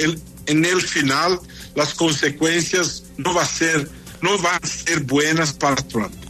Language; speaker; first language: Spanish; non-native, fluent; Portuguese